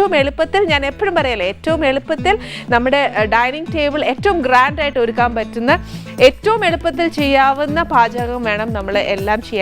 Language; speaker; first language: Malayalam; native; Malayalam